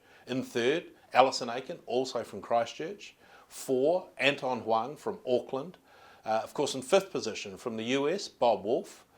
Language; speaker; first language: English; native; English